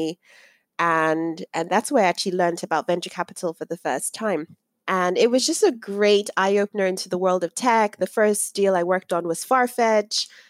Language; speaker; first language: English; non-native, local second language; Yoruba